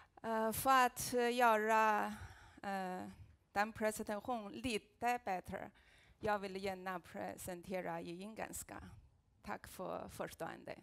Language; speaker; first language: Swedish; non-native, learner; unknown